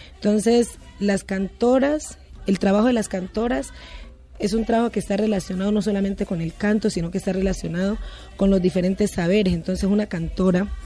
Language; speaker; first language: Spanish; native; Spanish